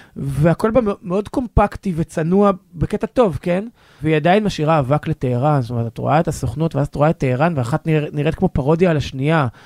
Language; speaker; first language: Hebrew; native; Hebrew